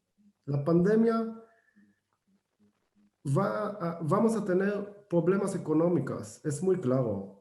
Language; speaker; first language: Spanish; non-native, fluent; Hebrew